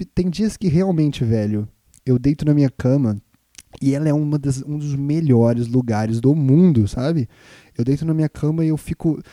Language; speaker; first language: Portuguese; native; Portuguese